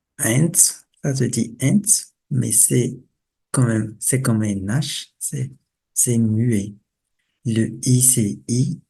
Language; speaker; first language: French; non-native, local second language; Malagasy